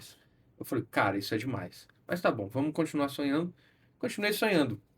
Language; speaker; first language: Portuguese; native; Portuguese